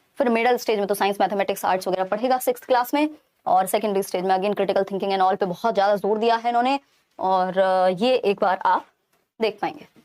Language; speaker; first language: Hindi; native; Hindi